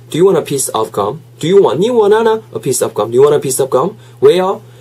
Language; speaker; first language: English; non-native, fluent; Korean